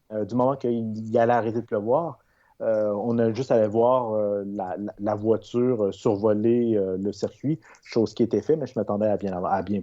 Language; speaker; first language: French; native; French